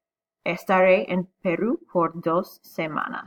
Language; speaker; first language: Spanish; non-native, fluent; English